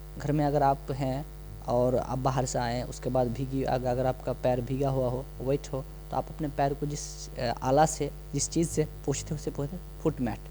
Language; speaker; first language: Hindi; non-native, local second language; Bangla